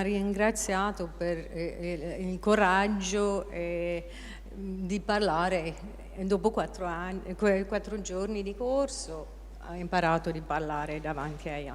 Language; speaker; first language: Italian; non-native, fluent; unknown